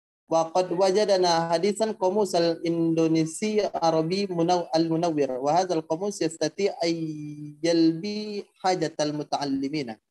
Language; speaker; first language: Arabic; non-native, learner; Indonesian